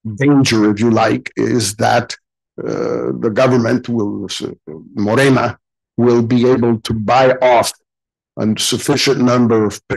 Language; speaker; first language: English; non-native, fluent; Spanish